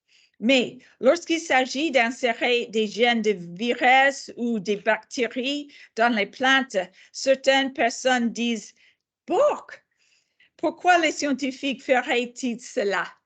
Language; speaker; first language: French; non-native, fluent; English